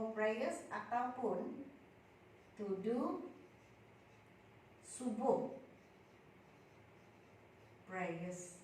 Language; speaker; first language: Malay; non-native, local second language; Chinese